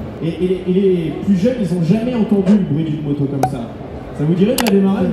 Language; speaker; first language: French; native; French